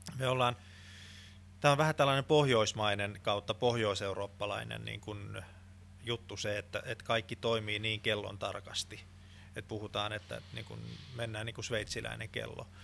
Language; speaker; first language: Finnish; non-native, local second language; Swedish